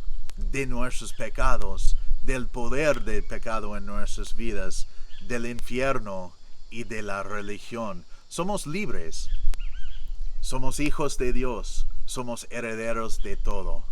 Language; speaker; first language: Spanish; non-native, fluent; English